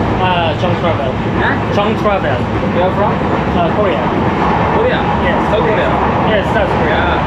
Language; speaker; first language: English; non-native, learner; Korean